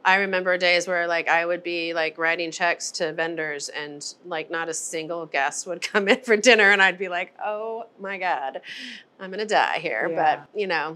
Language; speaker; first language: English; native; English